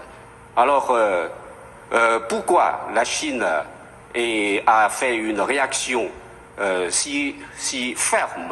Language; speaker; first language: French; non-native, fluent; Chinese